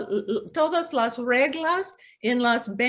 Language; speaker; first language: Spanish; non-native, local second language; English